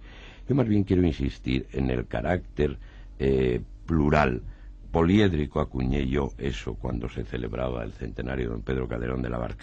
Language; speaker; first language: Spanish; native; Spanish